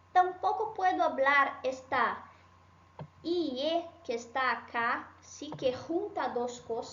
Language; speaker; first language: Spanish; non-native, fluent; Portuguese